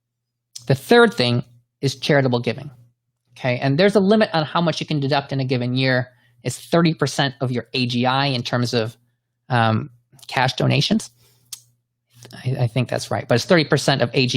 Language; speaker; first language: English; native; English